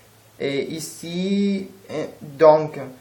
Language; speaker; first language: French; non-native, learner; Spanish